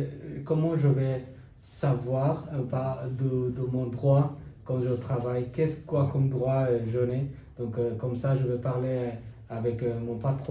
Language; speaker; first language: French; non-native, learner; Bangla